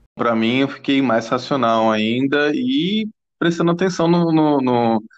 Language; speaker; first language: Portuguese; non-native, fluent; English